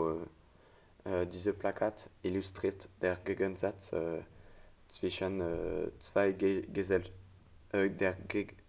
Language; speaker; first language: German; non-native, learner; French